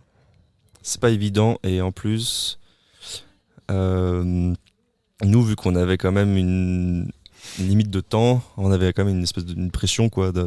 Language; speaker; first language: French; native; French